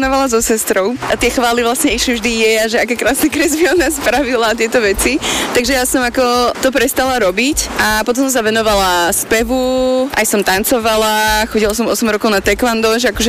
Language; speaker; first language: Slovak; non-native, fluent; Spanish